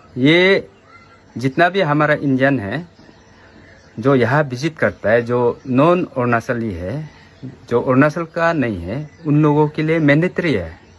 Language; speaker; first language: Hindi; non-native, local second language; Nepali